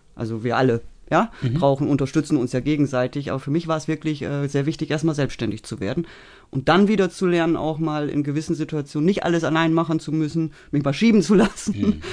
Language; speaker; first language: German; native; German